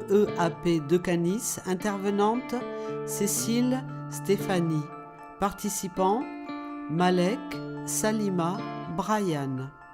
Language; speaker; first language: French; native; French